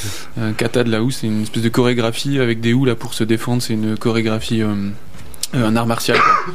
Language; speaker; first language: French; native; French